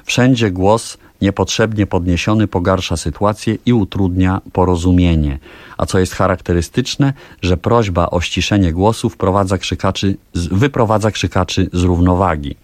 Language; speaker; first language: Polish; native; Polish